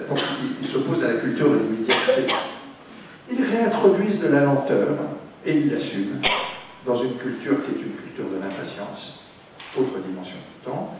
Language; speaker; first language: French; native; French